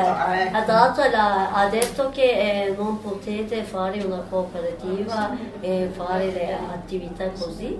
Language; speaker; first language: Italian; non-native, learner; Turkish